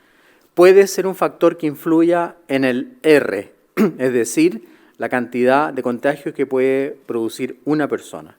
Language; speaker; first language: Spanish; native; Spanish